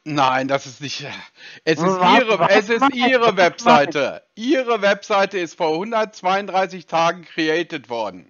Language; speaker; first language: German; native; German